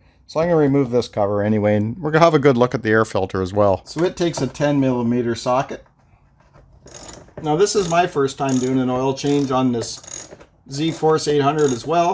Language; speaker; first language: English; native; English